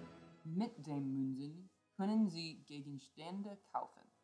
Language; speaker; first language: German; non-native, learner; English